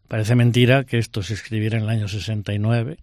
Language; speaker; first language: Spanish; native; Spanish